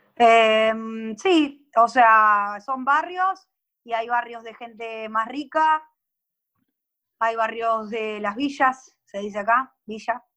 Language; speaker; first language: Spanish; native; Spanish